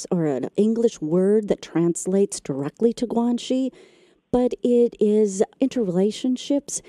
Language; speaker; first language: English; native; English